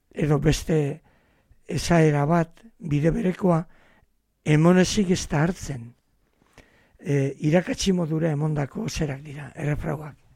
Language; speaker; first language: Basque; native; Basque